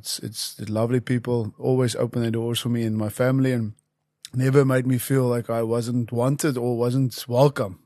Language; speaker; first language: English; non-native, local second language; Afrikaans